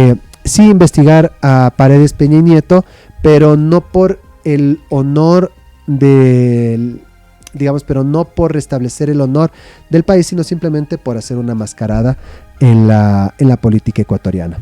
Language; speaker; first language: Spanish; native; Spanish